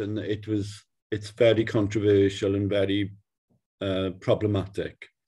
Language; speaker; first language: English; native; English